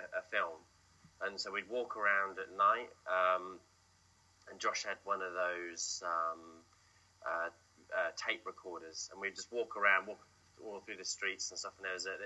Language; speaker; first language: English; native; English